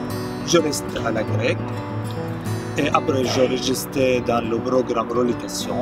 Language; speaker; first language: French; non-native, fluent; Arabic